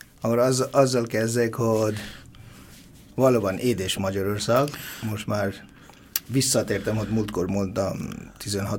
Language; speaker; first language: Hungarian; non-native, fluent; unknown